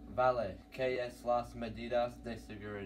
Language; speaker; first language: Spanish; non-native, learner; English